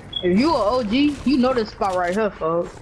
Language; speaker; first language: English; native; English